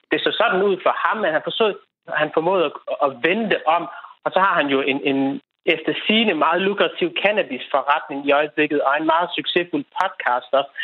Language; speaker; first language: Danish; native; Danish